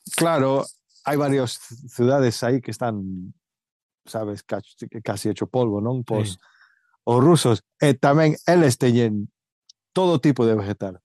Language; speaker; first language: Galician; early bilingual, heritage; Galician